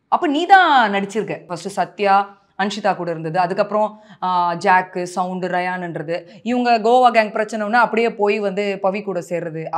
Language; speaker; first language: Tamil; native; Tamil